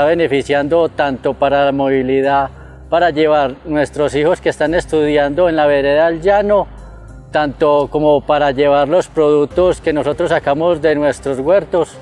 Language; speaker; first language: Spanish; native; Spanish